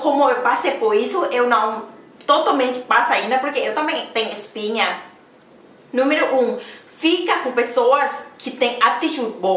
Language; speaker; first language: Portuguese; non-native, learner; Thai